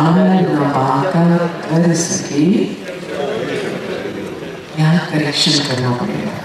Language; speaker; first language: Hindi; native; Hindi